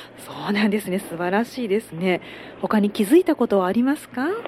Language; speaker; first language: Japanese; native; Japanese